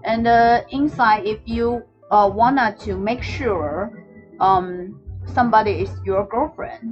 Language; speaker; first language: English; non-native, learner; Chinese